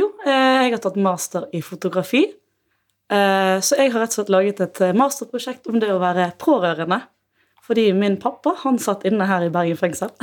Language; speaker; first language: Norwegian; native; Norwegian